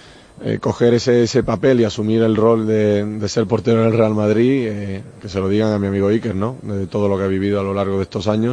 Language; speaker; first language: Spanish; native; Spanish